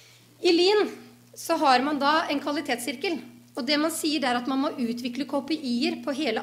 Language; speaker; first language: Norwegian; native; Norwegian